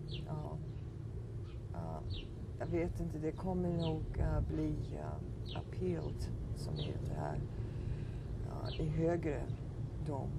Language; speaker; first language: Swedish; early bilingual, heritage; Swedish